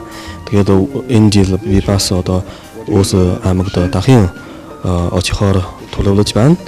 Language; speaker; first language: Mongolian; non-native, fluent; Chinese